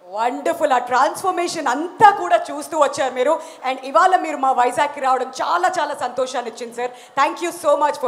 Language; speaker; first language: Telugu; native; Telugu